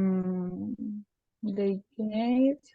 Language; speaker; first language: English; non-native, learner; Spanish